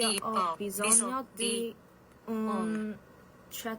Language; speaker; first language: Italian; non-native, learner; Korean